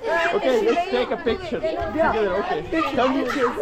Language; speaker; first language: English; non-native, learner; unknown